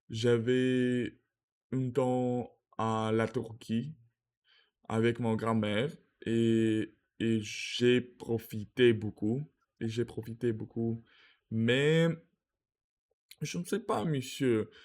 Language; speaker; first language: French; non-native, learner; Russian